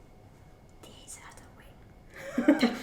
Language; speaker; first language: English; non-native, learner; Japanese